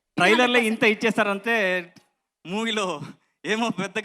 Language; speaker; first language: Telugu; non-native, learner; Kannada